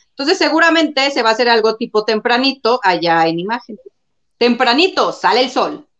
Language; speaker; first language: Spanish; native; Spanish